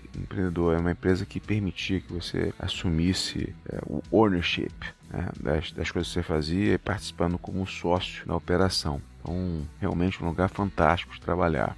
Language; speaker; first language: Portuguese; native; Portuguese